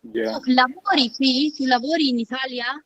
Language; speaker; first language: Italian; non-native, fluent; Urdu